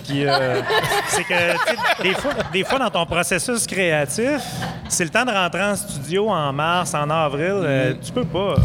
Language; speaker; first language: French; native; French